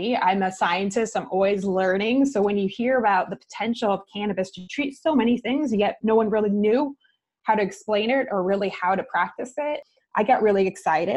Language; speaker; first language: English; native; English